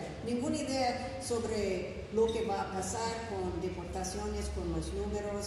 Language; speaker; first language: Spanish; non-native, fluent; English